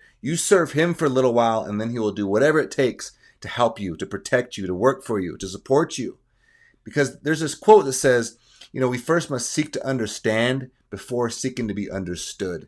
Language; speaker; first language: English; native; English